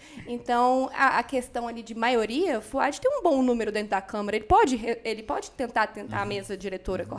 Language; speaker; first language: Portuguese; native; Portuguese